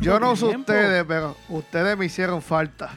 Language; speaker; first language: Spanish; native; Spanish